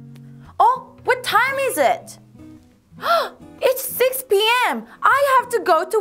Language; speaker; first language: English; non-native, fluent; Korean